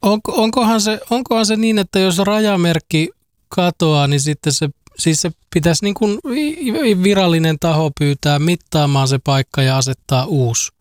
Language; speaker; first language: Finnish; native; Finnish